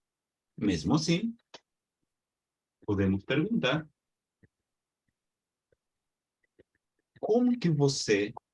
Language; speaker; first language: Portuguese; non-native, fluent; Spanish